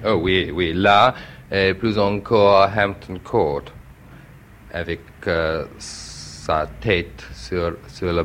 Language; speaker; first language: French; non-native, learner; English